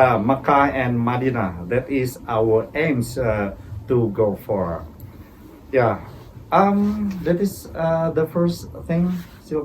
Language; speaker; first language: English; non-native, fluent; Indonesian